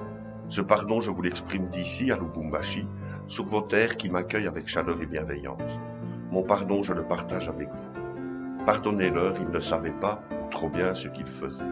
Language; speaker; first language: French; native; French